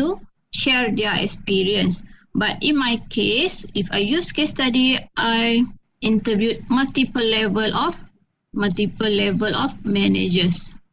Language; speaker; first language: English; non-native, fluent; Malay